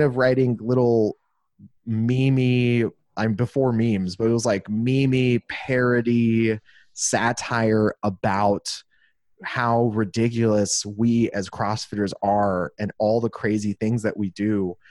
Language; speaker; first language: English; native; English